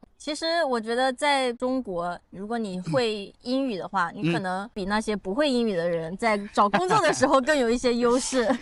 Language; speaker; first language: Chinese; native; Chinese